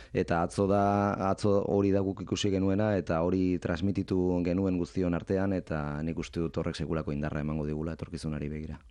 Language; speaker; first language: Basque; native; Basque